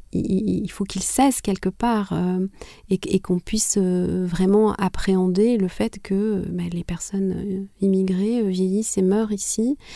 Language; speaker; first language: French; non-native, local second language; Kinyarwanda